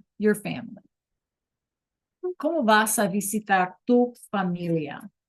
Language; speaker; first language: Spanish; non-native, fluent; English